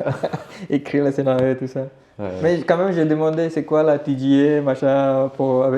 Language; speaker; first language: French; non-native, learner; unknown